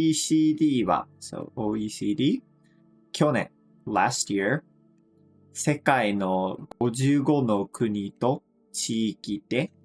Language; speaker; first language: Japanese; non-native, fluent; English